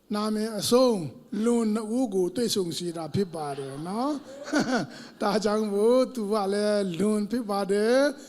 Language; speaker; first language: Burmese; non-native, local second language; Tedim Chin